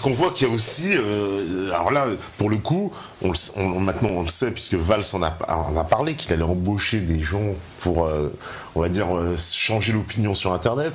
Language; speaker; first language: French; native; French